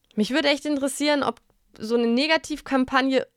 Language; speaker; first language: German; native; German